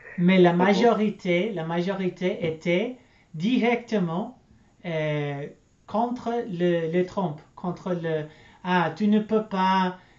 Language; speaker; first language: French; non-native, learner; English